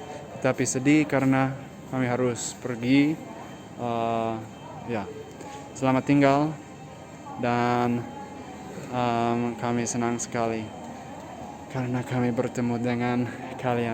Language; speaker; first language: Indonesian; non-native, learner; English